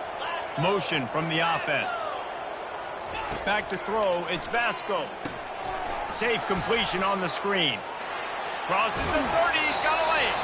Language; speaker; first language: English; native; English